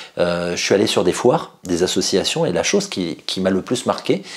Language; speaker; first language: French; native; French